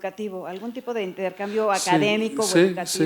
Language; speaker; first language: Spanish; native; Spanish